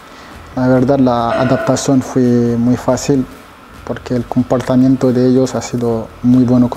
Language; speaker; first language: Spanish; non-native, fluent; French